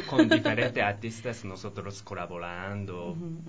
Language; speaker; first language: Spanish; non-native, learner; Japanese